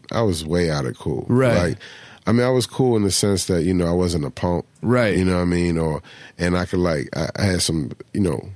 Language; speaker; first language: English; native; English